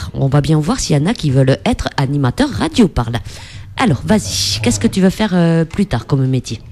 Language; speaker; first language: French; native; French